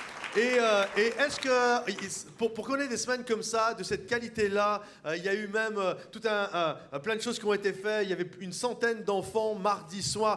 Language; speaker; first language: French; native; French